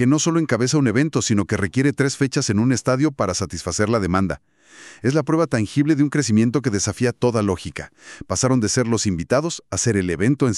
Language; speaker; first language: Spanish; native; Spanish